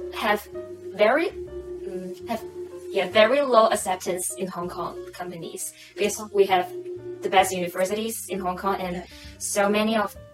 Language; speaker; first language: English; non-native, local second language; Cantonese